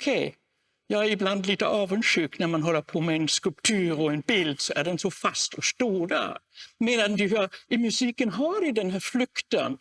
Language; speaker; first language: Swedish; non-native, fluent; German